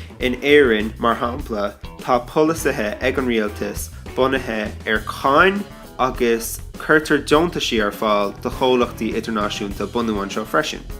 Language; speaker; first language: Irish; non-native, local second language; English